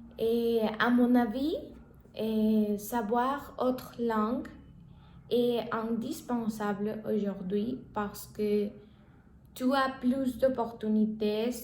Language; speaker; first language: French; non-native, learner; Spanish